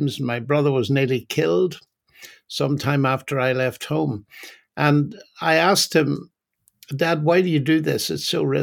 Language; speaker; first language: English; native; English